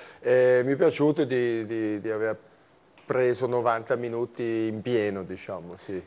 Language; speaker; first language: Italian; non-native, fluent; German